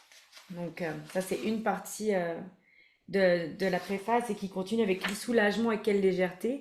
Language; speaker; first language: French; native; French